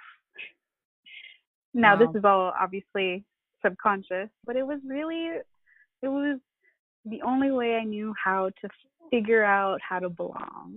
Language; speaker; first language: English; non-native, local second language; Filipino